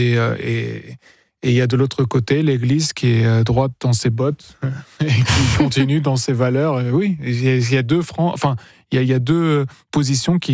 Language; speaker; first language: French; non-native, local second language; Arabic